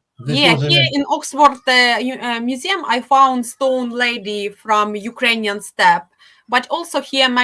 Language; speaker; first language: English; non-native, fluent; Ukrainian